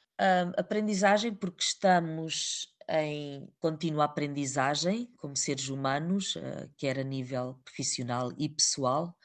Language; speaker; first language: Portuguese; native; Portuguese